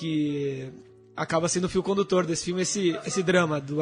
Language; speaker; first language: Portuguese; native; Portuguese